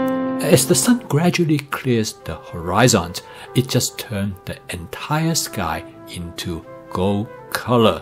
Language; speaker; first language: English; non-native, fluent; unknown